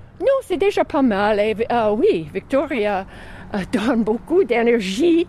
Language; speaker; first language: French; non-native, fluent; English